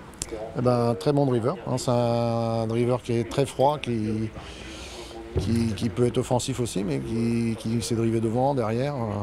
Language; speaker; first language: French; native; French